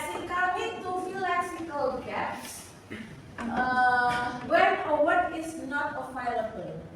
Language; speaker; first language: English; non-native, fluent; Indonesian